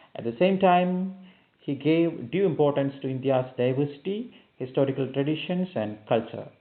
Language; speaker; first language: English; non-native, local second language; Malayalam